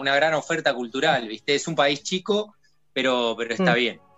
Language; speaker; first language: Spanish; native; Spanish